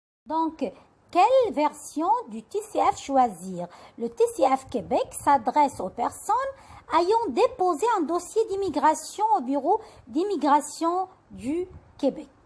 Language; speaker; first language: French; non-native, fluent; Arabic